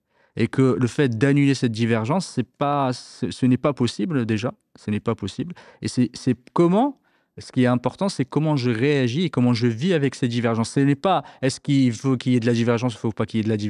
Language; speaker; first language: French; native; French